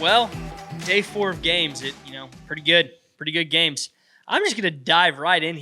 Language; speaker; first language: English; native; English